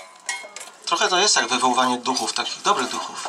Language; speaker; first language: Polish; native; Polish